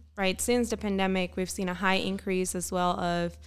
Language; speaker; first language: English; non-native, fluent; Spanish